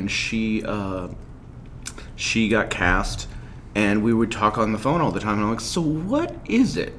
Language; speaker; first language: English; native; English